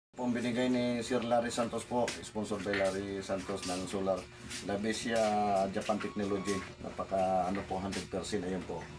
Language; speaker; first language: Filipino; non-native, local second language; Cebuano